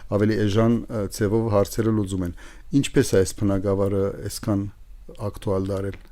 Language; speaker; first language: Armenian; native; Armenian